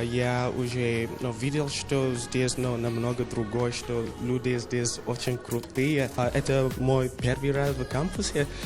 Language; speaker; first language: Russian; non-native, fluent; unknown